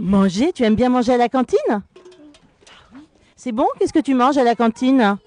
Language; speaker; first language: French; native; French